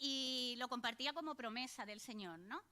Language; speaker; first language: Spanish; native; Spanish